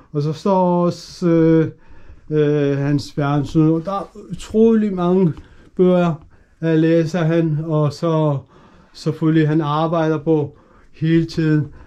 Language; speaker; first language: Danish; non-native, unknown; Urdu